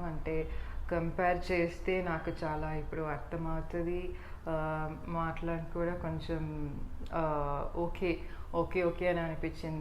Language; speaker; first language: Telugu; non-native, learner; Tamil